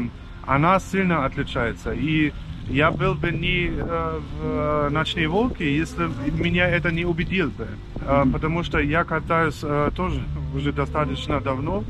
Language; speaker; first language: Russian; non-native, fluent; German